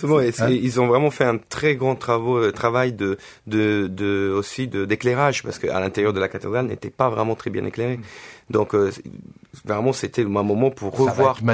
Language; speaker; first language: French; non-native, fluent; Italian